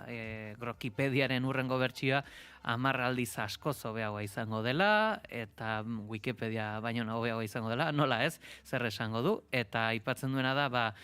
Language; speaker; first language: Basque; native; Basque